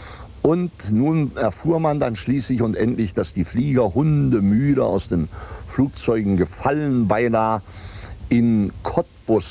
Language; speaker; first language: German; native; German